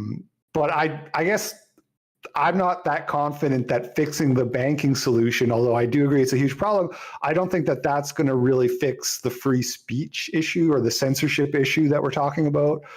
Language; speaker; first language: English; native; English